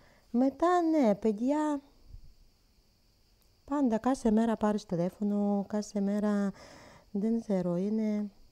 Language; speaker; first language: Greek; non-native, learner; Ukrainian